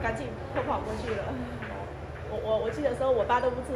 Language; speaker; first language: Chinese; non-native, fluent; Vietnamese